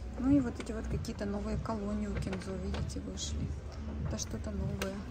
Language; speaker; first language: Russian; native; Russian